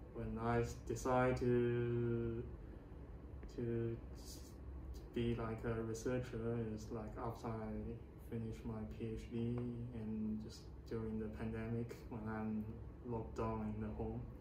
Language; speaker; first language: English; non-native, fluent; Chinese